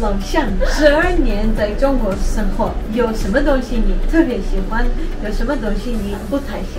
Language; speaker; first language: Chinese; non-native, learner; Armenian